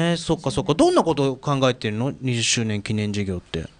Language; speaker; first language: Japanese; native; Japanese